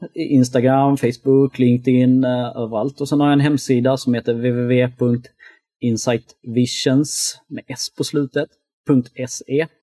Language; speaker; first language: Swedish; early bilingual, other home language; Albanian